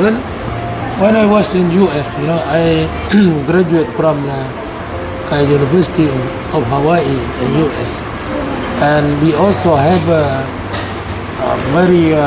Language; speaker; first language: English; non-native, learner; Indonesian